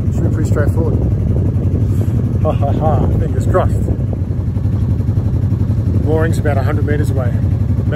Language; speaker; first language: English; native; English